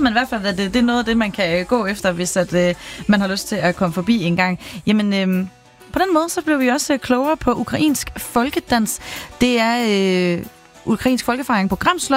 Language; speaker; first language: Danish; native; Danish